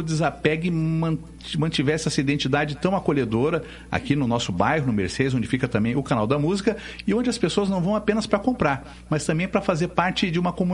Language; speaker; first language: Portuguese; native; Portuguese